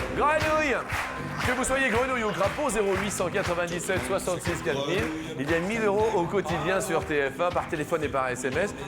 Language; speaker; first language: French; native; French